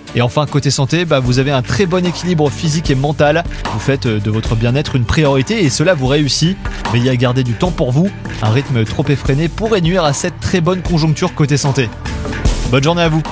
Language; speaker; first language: French; native; French